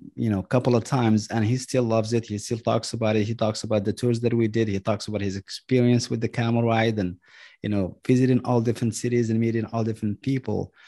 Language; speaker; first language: English; non-native, fluent; Arabic